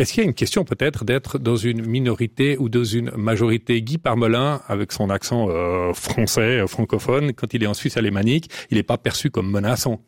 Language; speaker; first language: French; native; French